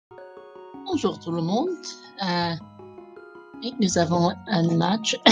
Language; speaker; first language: French; non-native, fluent; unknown